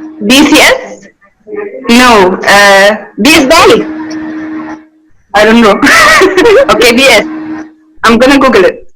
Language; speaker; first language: English; non-native, learner; Arabic